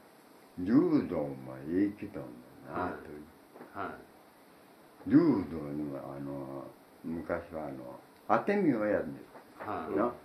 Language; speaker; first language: Japanese; native; Japanese